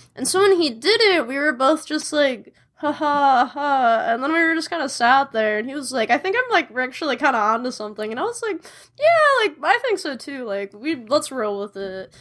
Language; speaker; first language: English; native; English